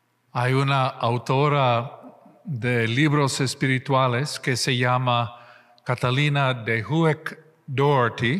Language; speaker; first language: Spanish; non-native, fluent; English